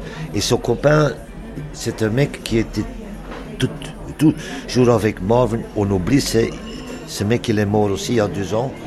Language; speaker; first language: French; non-native, local second language; Dutch